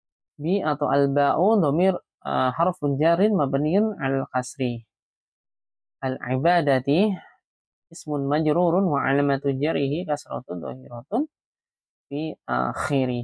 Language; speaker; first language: Arabic; non-native, fluent; Indonesian